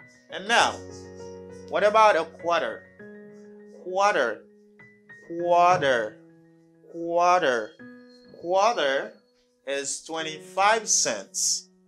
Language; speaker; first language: English; non-native, learner; Haitian Creole